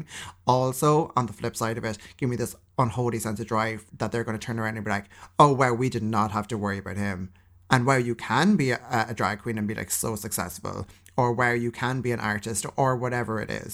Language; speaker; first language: English; native; English